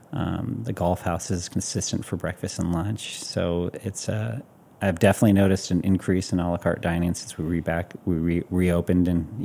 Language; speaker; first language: English; native; English